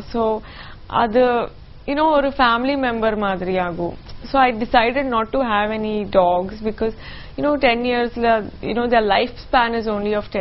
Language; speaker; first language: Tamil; non-native, local second language; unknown